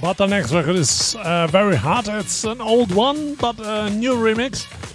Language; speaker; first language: English; non-native, learner; German